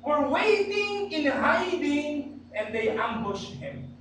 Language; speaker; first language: English; non-native, local second language; Filipino